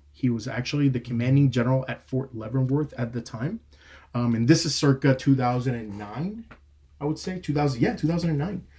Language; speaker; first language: English; non-native, fluent; Spanish